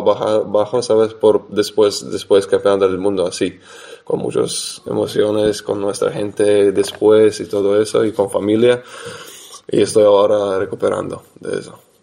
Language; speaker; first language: Spanish; non-native, fluent; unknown